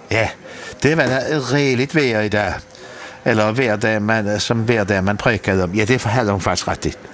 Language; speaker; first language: Danish; native; Danish